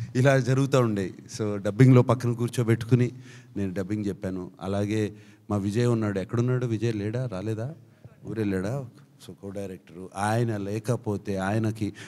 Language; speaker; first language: Telugu; native; Telugu